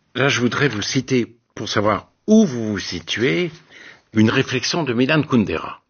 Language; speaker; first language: French; native; French